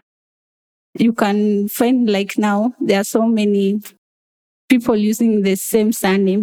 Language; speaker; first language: English; non-native, local second language; Masai